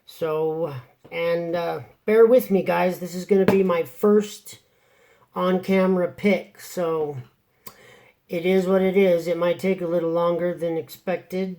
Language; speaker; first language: English; native; English